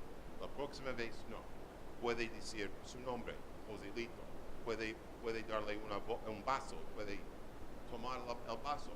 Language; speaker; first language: Spanish; non-native, learner; English